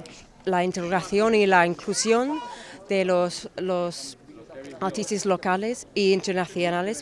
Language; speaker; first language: Spanish; non-native, fluent; English